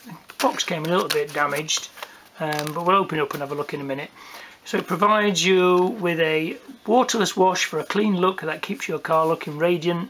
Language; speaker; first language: English; native; English